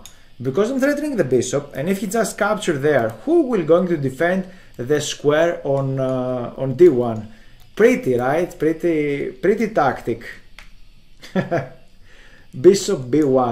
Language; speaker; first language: English; non-native, fluent; Greek